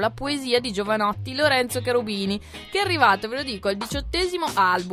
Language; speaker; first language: Italian; native; Italian